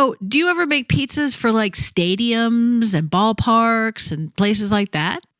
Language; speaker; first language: English; native; English